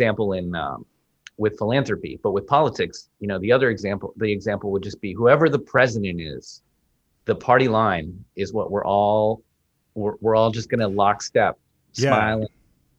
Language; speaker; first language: English; early bilingual, other home language; Spanish